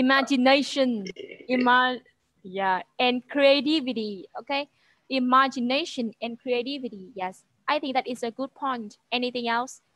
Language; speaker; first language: English; non-native, fluent; Vietnamese